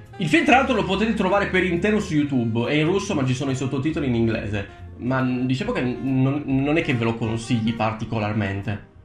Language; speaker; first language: Italian; early bilingual, other home language; Romanian